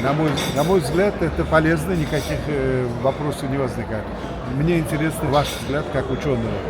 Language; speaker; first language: Russian; non-native, local second language; Uzbek